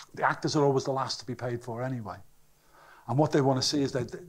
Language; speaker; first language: English; native; English